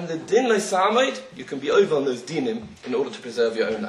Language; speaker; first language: English; native; English